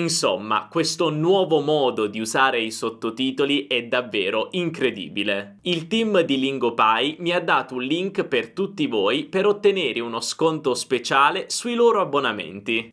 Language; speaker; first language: Italian; native; Italian